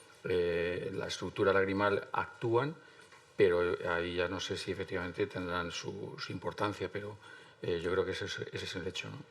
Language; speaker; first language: Spanish; native; Spanish